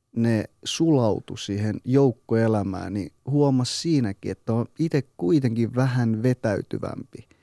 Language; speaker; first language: Finnish; early bilingual, other home language; Persian